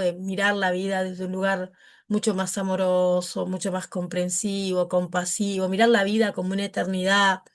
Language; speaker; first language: Spanish; native; Spanish